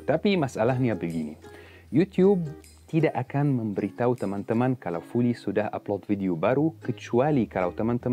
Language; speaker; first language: Indonesian; non-native, fluent; Arabic